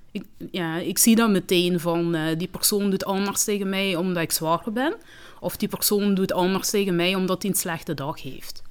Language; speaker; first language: Dutch; early bilingual, other home language; Kinyarwanda